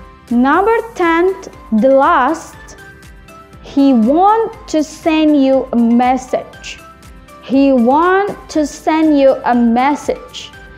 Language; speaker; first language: English; non-native, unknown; Indonesian